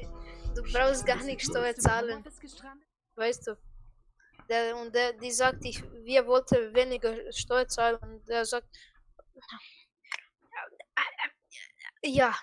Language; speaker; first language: German; non-native, learner; Croatian